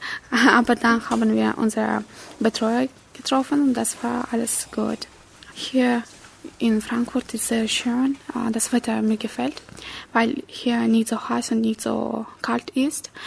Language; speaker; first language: German; non-native, learner; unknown